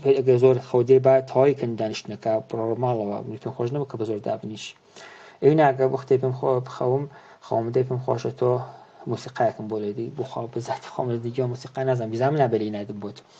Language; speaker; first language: Central Kurdish; native; Central Kurdish